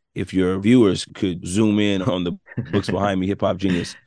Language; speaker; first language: English; native; English